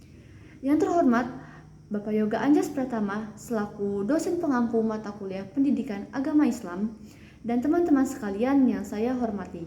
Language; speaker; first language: Indonesian; native; Indonesian